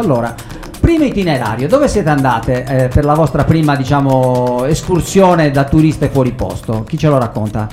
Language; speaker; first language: Italian; native; Italian